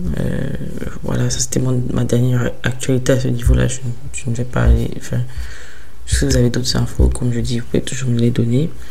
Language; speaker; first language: French; early bilingual, other home language; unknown